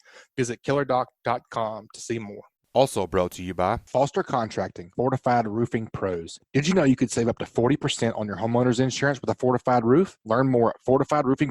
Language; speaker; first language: English; native; English